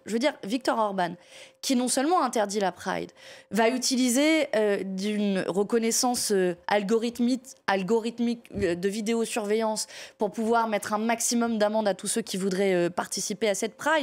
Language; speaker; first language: French; native; French